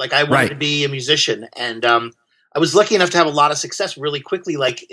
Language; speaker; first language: English; native; English